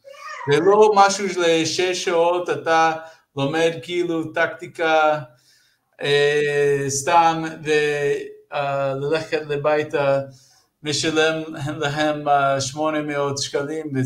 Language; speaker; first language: Hebrew; non-native, fluent; English